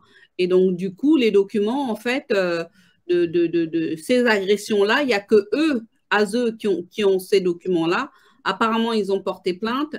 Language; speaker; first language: French; native; French